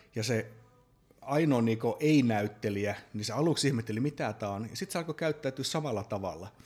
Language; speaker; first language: Finnish; native; Finnish